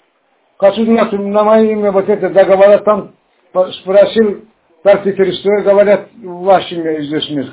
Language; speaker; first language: Russian; non-native, fluent; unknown